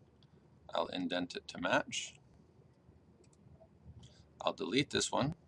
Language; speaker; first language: English; native; English